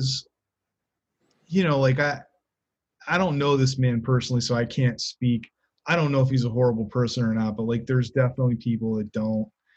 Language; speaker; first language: English; native; English